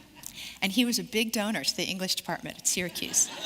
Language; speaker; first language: English; native; English